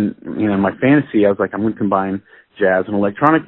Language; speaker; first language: English; native; English